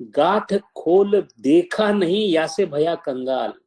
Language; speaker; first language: Hindi; non-native, local second language; Marathi